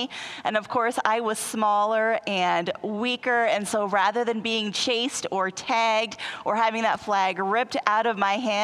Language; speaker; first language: English; native; English